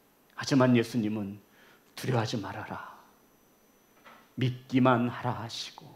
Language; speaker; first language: Korean; native; Korean